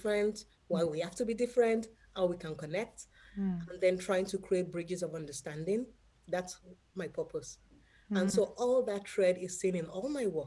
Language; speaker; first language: English; non-native, local second language; Yoruba